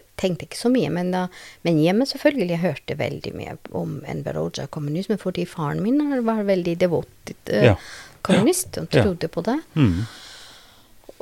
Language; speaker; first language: Norwegian; non-native, learner; Albanian